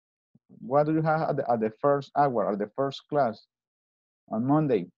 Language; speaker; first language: English; non-native, fluent; Spanish